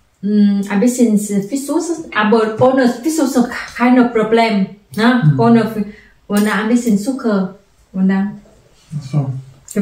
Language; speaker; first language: German; non-native, learner; Vietnamese